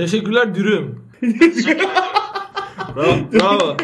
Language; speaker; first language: Turkish; native; Turkish